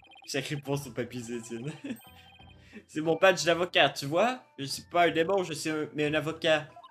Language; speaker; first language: French; native; French